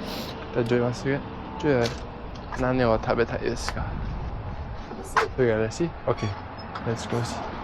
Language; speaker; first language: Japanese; non-native, learner; English